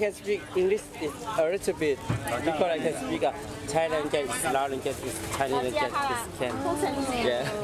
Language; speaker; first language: English; non-native, learner; Lao